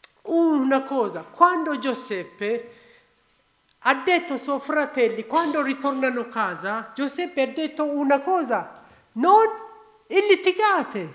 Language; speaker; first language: Italian; non-native, learner; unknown